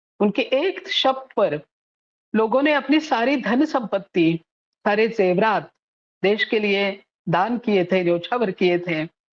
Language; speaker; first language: Hindi; non-native, local second language; Marathi